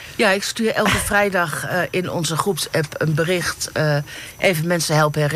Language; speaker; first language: Dutch; native; Dutch